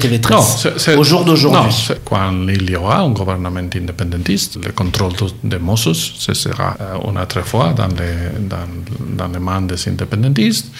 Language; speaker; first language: French; non-native, learner; Catalan